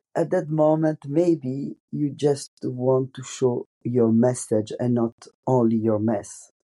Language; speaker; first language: English; non-native, fluent; Italian